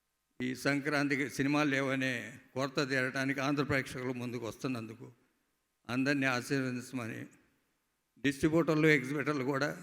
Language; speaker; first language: Telugu; native; Telugu